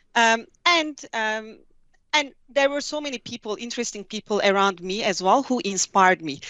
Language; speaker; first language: English; non-native, fluent; Turkish